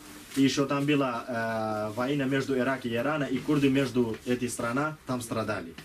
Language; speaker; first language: Russian; non-native, learner; Kurdish